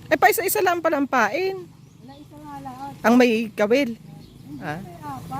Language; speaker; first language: Filipino; native; Filipino